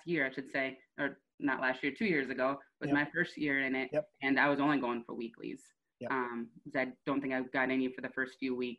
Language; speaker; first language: English; native; English